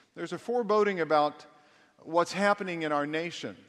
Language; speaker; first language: English; native; English